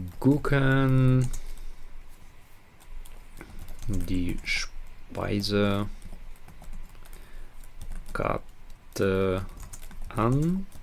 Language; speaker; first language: German; non-native, learner; Ukrainian